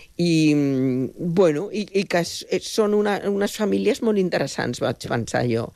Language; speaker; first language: Catalan; non-native, local second language; Spanish